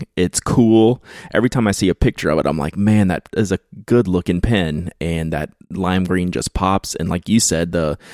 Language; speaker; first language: English; native; English